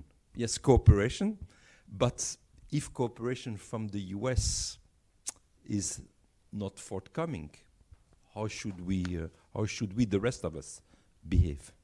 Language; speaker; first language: English; non-native, fluent; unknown